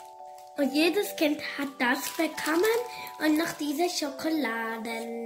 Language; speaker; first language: German; early bilingual, other home language; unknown